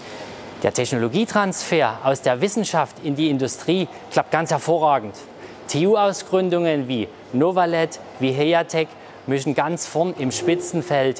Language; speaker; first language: German; native; German